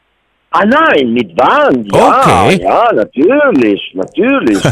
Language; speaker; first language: German; non-native, learner; Italian